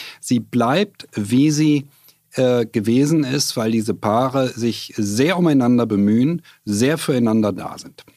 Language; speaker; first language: German; native; German